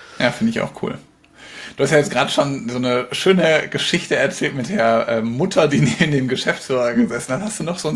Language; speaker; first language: German; native; German